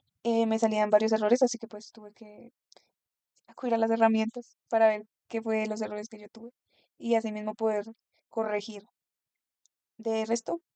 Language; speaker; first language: Spanish; native; Spanish